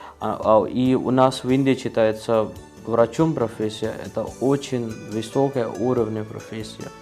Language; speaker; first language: Russian; non-native, learner; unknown